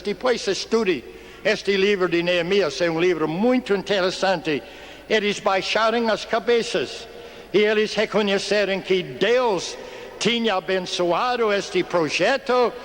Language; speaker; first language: Portuguese; non-native, fluent; English